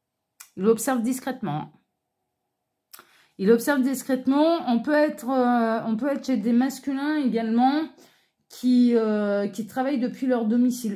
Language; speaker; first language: French; native; French